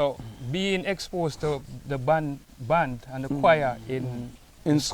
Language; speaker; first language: English; native; English